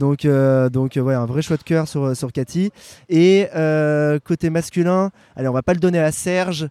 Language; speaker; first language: French; native; French